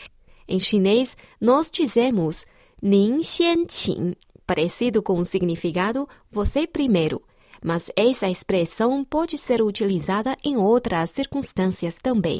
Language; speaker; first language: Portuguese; non-native, fluent; Chinese